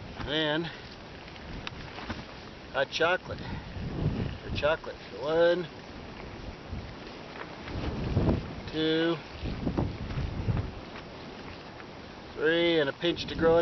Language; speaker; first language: English; native; English